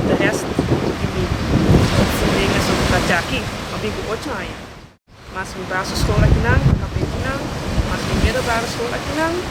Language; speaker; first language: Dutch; non-native, local second language; Papiamento